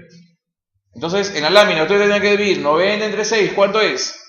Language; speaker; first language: Spanish; native; Spanish